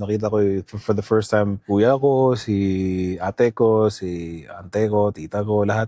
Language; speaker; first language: Filipino; early bilingual, heritage; Filipino